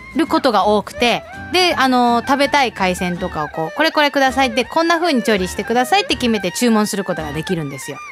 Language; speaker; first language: Japanese; early bilingual, heritage; Japanese